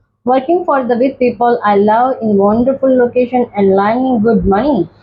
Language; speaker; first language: English; non-native, local second language; Telugu